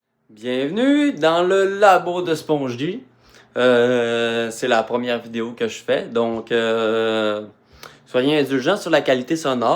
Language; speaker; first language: French; native; French